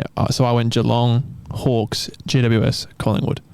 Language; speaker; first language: English; native; English